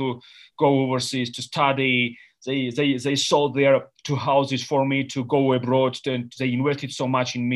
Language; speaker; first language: English; non-native, fluent; Georgian